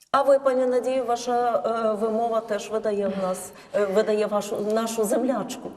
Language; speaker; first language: Ukrainian; native; Ukrainian